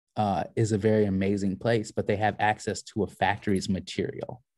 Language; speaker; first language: English; native; English